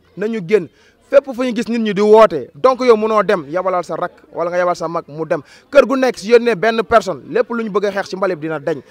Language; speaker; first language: Wolof; native; Wolof